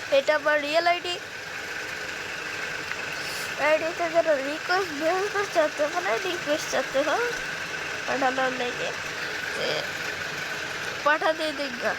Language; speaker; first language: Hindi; non-native, learner; Bangla